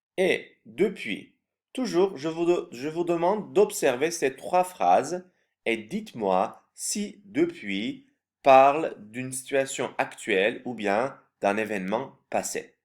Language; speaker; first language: French; non-native, fluent; Turkish